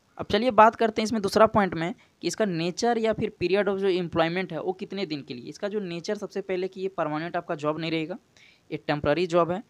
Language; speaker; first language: Hindi; native; Hindi